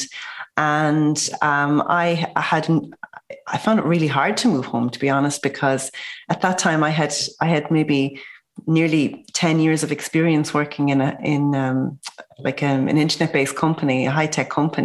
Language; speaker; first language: English; native; English